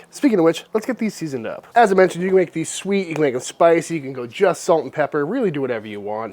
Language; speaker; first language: English; native; English